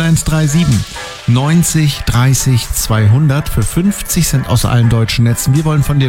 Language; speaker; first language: German; native; German